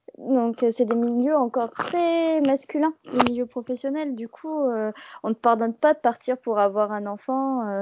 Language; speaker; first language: French; native; French